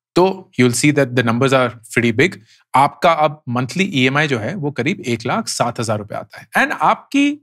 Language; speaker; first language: Hindi; native; Hindi